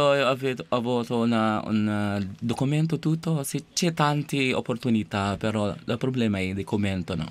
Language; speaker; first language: Italian; non-native, learner; Filipino